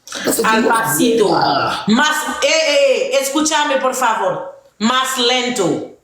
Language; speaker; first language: Spanish; non-native, learner; Haitian Creole